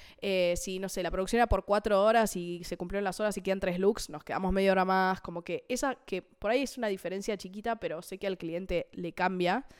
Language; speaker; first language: Spanish; native; Spanish